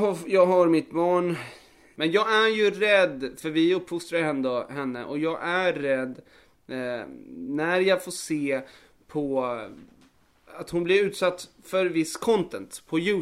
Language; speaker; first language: Swedish; native; Swedish